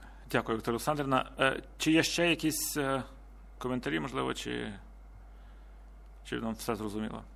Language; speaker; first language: Ukrainian; native; Ukrainian